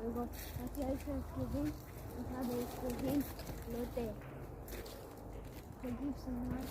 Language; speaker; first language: German; early bilingual, other home language; Serbian